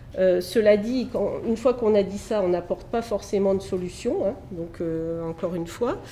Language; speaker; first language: French; native; French